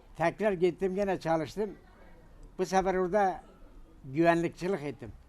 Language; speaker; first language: Turkish; native; Turkish